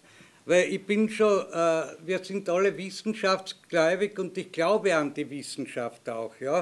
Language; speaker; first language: German; native; German